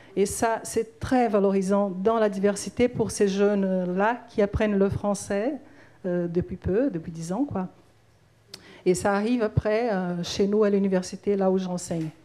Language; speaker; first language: French; non-native, fluent; Portuguese